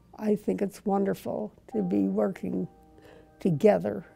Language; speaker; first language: English; native; English